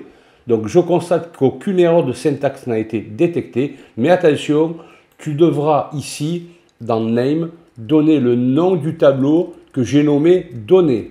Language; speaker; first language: French; native; French